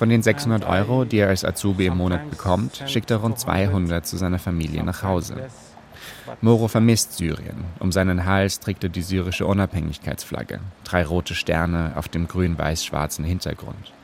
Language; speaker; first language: German; native; German